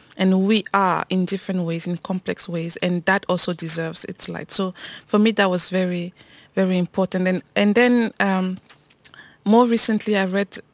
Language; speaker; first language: English; non-native, local second language; French